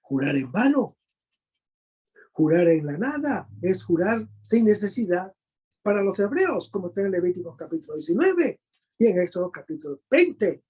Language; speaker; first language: Spanish; native; Spanish